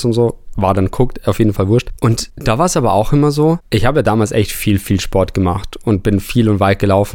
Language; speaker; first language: German; native; German